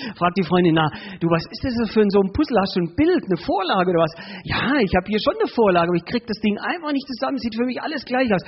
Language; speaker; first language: German; early bilingual, other home language; Spanish